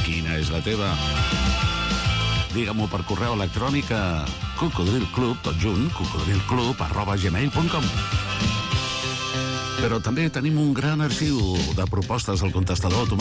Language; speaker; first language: Catalan; native; Catalan